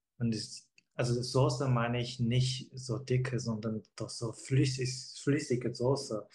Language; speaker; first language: German; non-native, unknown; Chinese